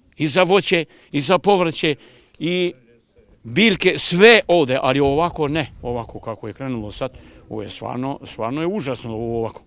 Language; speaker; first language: Croatian; non-native, local second language; Albanian